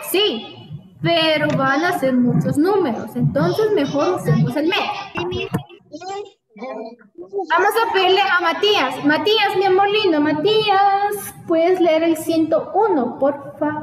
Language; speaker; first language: Spanish; native; Spanish